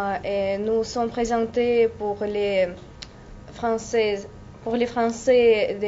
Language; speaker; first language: French; non-native, learner; Russian